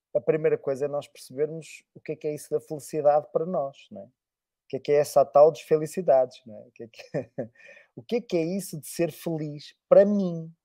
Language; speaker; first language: Portuguese; native; Portuguese